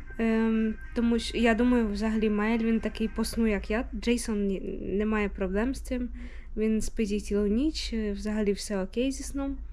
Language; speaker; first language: Ukrainian; native; Ukrainian